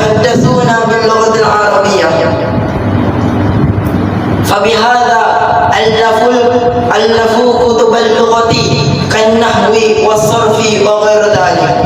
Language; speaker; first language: Arabic; non-native, learner; Malay